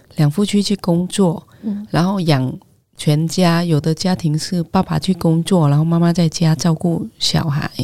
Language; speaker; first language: Chinese; non-native, fluent; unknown